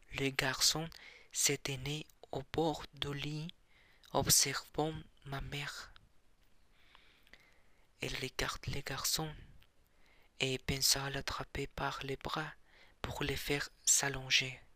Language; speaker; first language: French; non-native, learner; Spanish